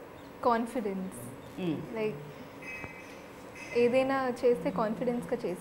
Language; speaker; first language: Telugu; non-native, learner; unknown